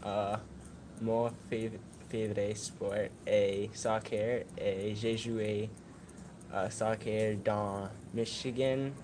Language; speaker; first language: French; non-native, learner; English